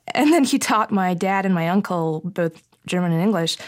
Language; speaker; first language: English; non-native, fluent; Bulgarian